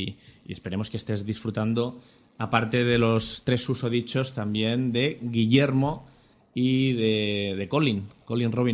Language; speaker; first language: Spanish; native; Spanish